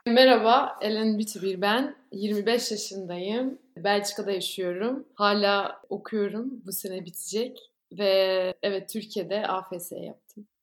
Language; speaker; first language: Turkish; non-native, fluent; Dutch